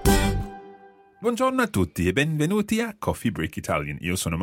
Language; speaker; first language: Italian; non-native, fluent; English